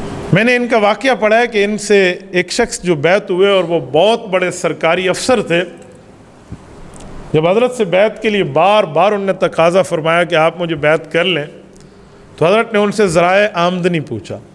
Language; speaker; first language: Urdu; native; Urdu